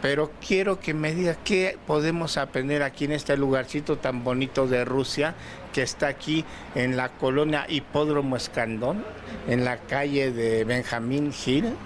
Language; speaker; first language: Spanish; native; Spanish